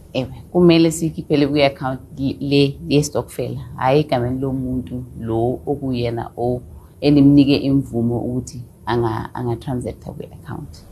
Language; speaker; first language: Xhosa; non-native, local second language; Zulu